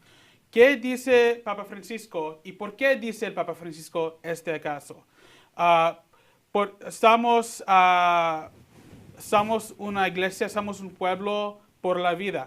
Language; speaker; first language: Spanish; early bilingual, heritage; Spanish